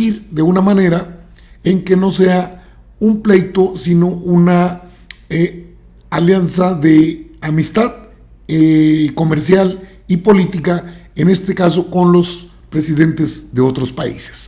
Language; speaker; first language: Spanish; native; Spanish